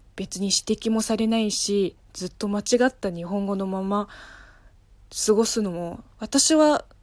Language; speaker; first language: Japanese; non-native, fluent; Chinese